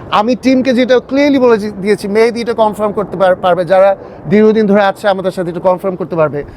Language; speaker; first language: Bangla; early bilingual, heritage; Bangla